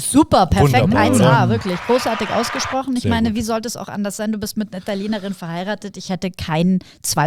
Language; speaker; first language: German; native; German